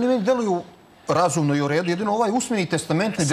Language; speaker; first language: Serbian; native; Serbian